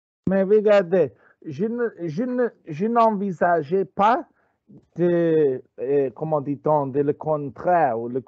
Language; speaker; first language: French; non-native, learner; Spanish